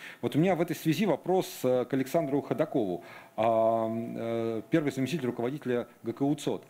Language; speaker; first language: Russian; native; Russian